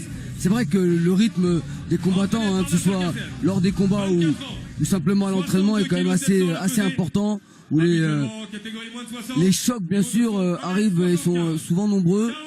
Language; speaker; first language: French; native; French